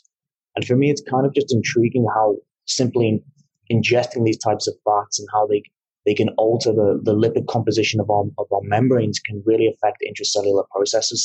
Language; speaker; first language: English; native; English